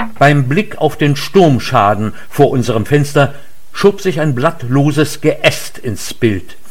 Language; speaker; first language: German; native; German